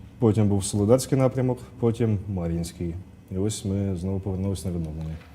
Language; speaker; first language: Ukrainian; non-native, local second language; Russian